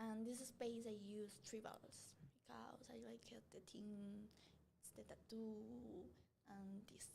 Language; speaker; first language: English; non-native, learner; Spanish